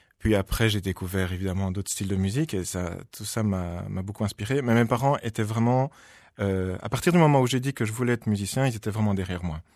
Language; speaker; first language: French; early bilingual, other home language; Polish